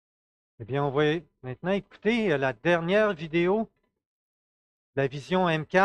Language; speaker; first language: French; native; French